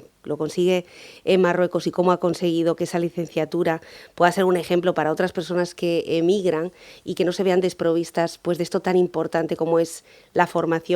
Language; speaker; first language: Spanish; native; Spanish